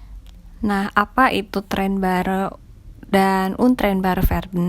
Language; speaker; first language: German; non-native, fluent; Indonesian